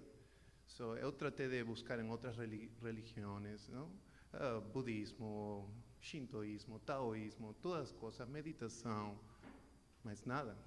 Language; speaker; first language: Portuguese; non-native, learner; Spanish